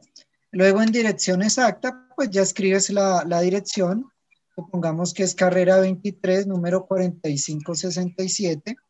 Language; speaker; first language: Spanish; native; Spanish